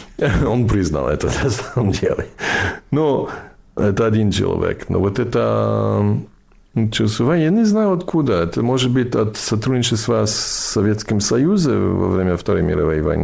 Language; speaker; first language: Russian; non-native, fluent; English